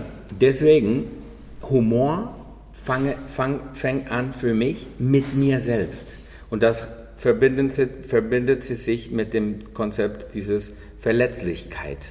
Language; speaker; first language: German; non-native, fluent; Spanish